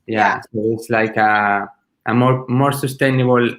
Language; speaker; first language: English; non-native, learner; Spanish